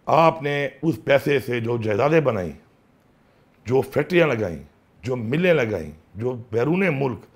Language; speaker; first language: Urdu; non-native, local second language; Pashto